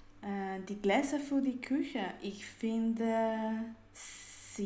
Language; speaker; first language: German; non-native, learner; Spanish